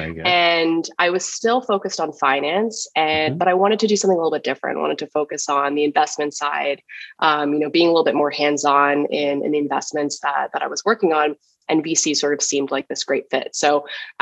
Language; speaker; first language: English; native; English